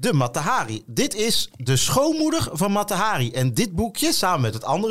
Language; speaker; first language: Dutch; native; Dutch